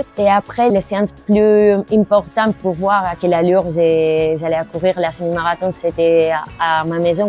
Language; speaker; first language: French; non-native, learner; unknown